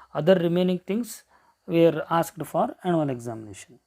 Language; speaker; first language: English; non-native, local second language; Kannada